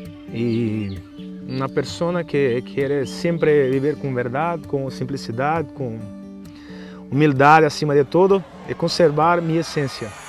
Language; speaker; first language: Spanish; non-native, learner; Portuguese